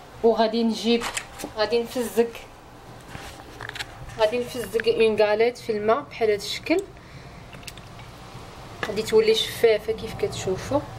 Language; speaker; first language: Arabic; native; Arabic